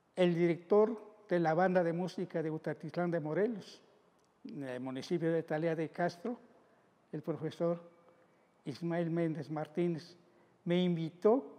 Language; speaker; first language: Spanish; non-native, local second language; Zapotec